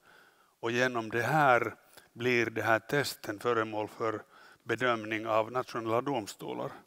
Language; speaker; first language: Swedish; non-native, local second language; Finnish